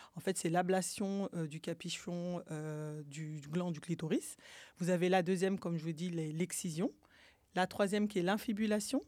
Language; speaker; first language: French; early bilingual, other home language; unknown